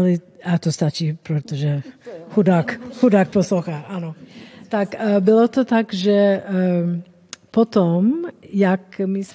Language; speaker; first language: Czech; non-native, fluent; English